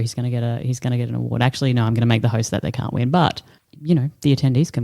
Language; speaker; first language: English; native; English